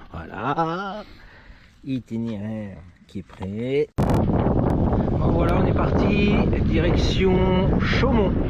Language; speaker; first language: French; native; French